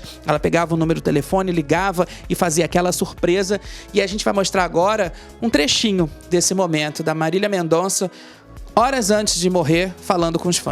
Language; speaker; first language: Portuguese; native; Portuguese